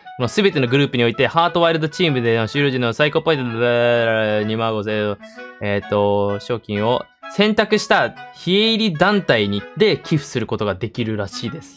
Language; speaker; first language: Japanese; early bilingual, heritage; Japanese